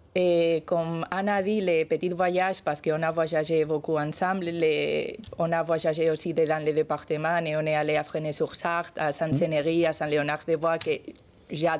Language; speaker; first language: French; non-native, learner; Spanish